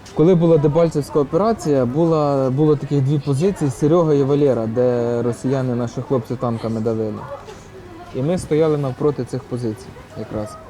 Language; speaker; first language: Ukrainian; native; Ukrainian